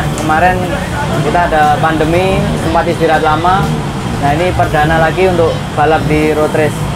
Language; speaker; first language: Indonesian; native; Indonesian